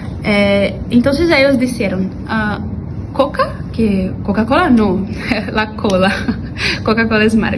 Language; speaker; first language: Spanish; non-native, learner; Portuguese